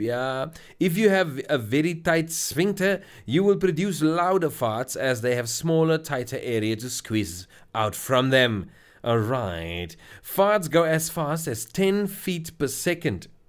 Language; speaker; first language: English; non-native, local second language; Afrikaans